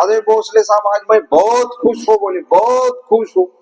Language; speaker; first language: Hindi; non-native, local second language; Marathi